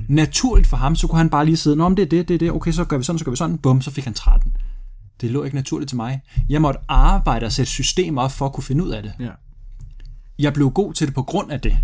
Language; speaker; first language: Danish; early bilingual, other home language; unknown